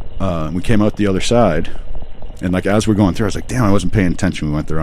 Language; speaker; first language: English; native; English